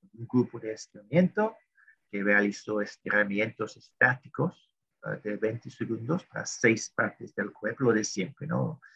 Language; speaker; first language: Spanish; non-native, fluent; English